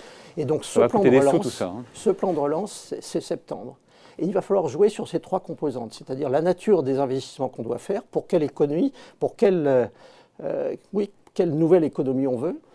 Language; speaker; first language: French; native; French